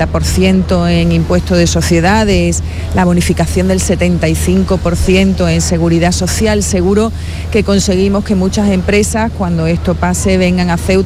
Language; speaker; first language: Spanish; native; Spanish